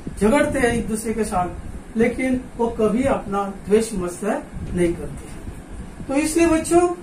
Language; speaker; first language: Hindi; non-native, local second language; Marathi